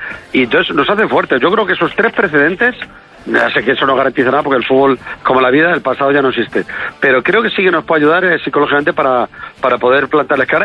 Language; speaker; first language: Spanish; native; Spanish